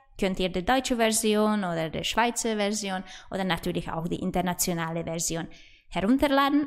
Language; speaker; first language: German; non-native, fluent; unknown